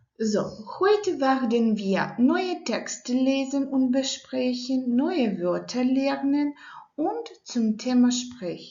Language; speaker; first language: German; non-native, fluent; Ukrainian